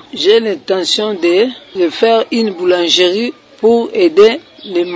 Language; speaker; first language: French; non-native, learner; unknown